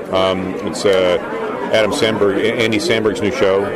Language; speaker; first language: English; native; English